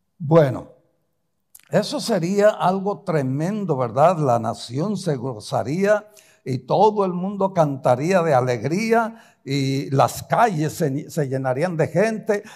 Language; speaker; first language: Spanish; early bilingual, other home language; Portuguese